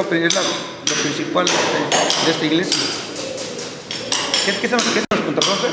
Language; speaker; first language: Spanish; native; Spanish